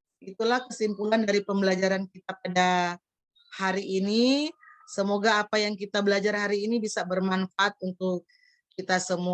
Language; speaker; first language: Indonesian; native; Indonesian